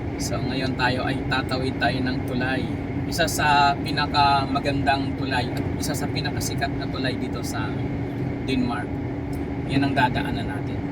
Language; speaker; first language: Filipino; non-native, local second language; Cebuano